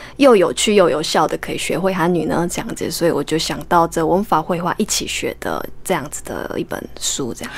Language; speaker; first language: Chinese; non-native, fluent; Korean